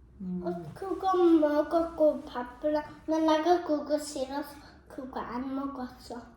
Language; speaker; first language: Korean; early bilingual, heritage; Korean